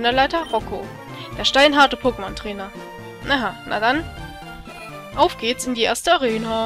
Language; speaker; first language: German; native; German